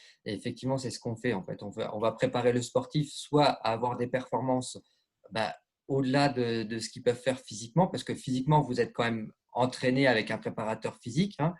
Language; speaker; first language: French; native; French